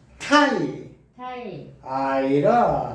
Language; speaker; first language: Korean; native; Korean